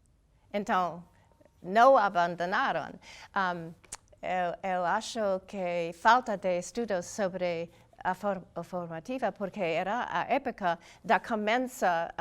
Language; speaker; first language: Portuguese; non-native, learner; English